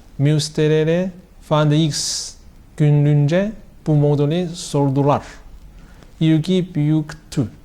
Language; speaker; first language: Turkish; non-native, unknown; Chinese